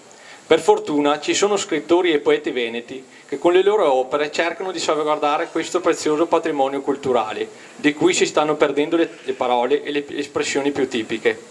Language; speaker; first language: Italian; native; Italian